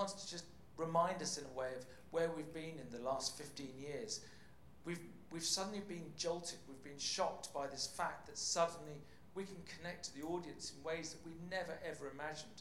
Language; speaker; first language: English; native; English